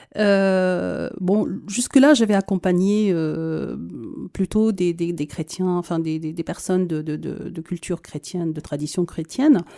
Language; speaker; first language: French; early bilingual, other home language; Arabic